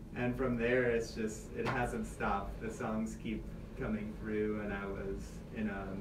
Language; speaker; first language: English; native; English